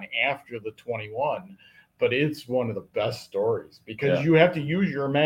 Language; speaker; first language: English; native; English